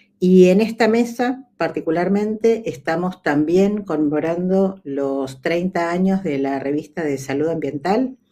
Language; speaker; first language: Spanish; native; Spanish